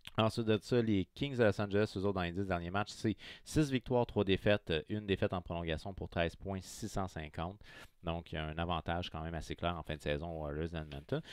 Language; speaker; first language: French; native; French